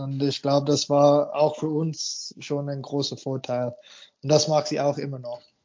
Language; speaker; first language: German; non-native, fluent; English